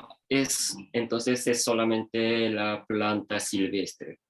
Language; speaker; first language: Spanish; non-native, learner; Japanese